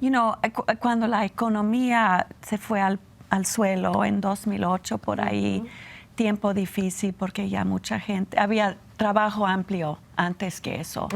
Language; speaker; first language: Spanish; non-native, fluent; English